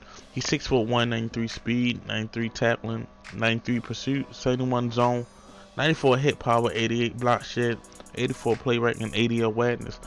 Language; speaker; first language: English; native; English